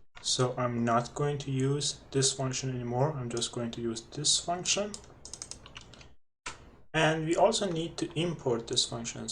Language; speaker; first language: English; non-native, fluent; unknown